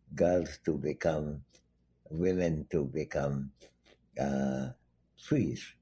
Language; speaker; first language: English; non-native, local second language; Bangla